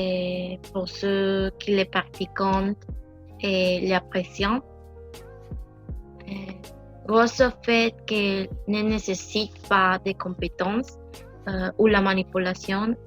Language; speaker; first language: French; non-native, learner; Spanish